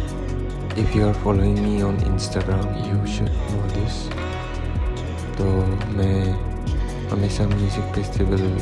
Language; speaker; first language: Hindi; non-native, local second language; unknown